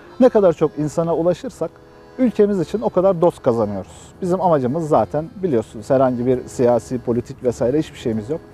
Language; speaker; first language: Turkish; native; Turkish